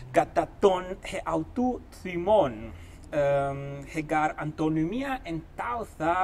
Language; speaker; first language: Greek; non-native, fluent; Spanish